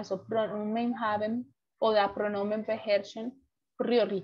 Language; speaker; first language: German; non-native, fluent; Spanish